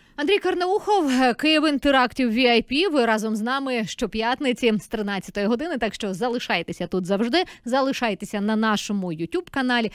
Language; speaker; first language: Ukrainian; native; Ukrainian